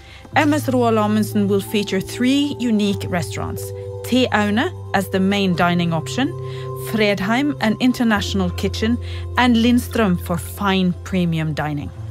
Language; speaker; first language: English; non-native, fluent; Norwegian